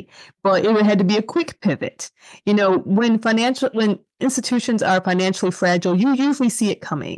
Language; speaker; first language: English; native; English